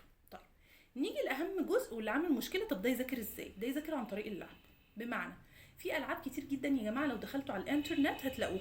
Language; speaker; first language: Arabic; native; Arabic